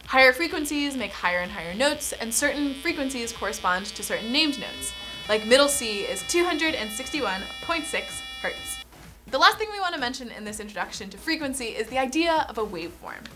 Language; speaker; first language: English; native; English